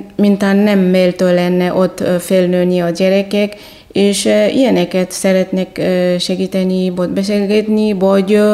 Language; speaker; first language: Hungarian; non-native, fluent; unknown